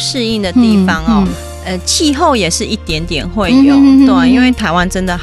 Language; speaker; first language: Chinese; native; Chinese